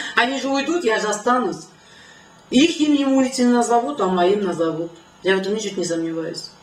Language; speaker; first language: Russian; non-native, local second language; Uzbek